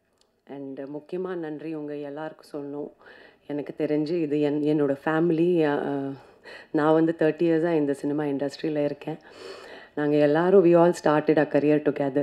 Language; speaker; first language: Tamil; non-native, fluent; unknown